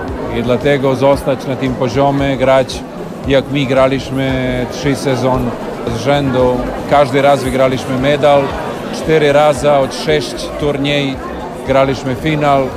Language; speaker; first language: Polish; non-native, learner; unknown